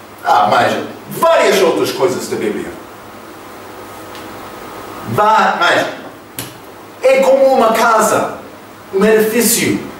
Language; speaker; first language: Portuguese; non-native, fluent; English